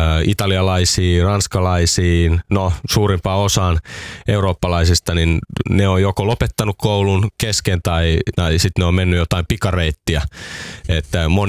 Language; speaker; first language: Finnish; native; Finnish